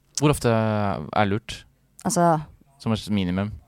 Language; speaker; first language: Norwegian; native; Norwegian